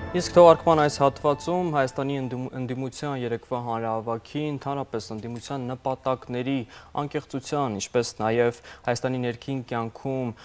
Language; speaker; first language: Armenian; native; Armenian